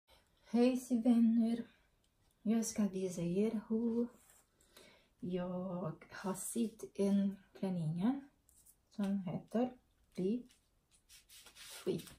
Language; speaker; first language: Swedish; non-native, learner; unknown